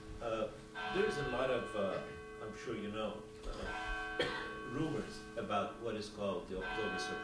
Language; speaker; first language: English; non-native, fluent; Persian